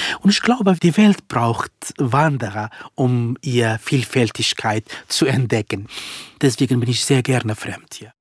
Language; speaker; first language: German; non-native, fluent; Kurdish